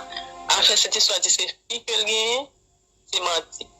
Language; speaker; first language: Haitian Creole; native; Haitian Creole